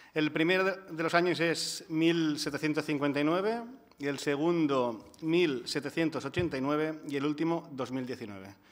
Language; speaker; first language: Spanish; non-native, local second language; Catalan